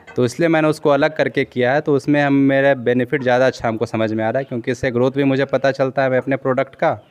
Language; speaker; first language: Hindi; native; Hindi